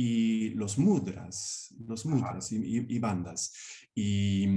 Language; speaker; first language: Spanish; non-native, fluent; English